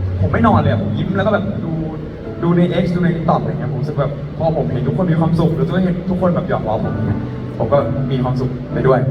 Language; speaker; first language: Thai; native; Thai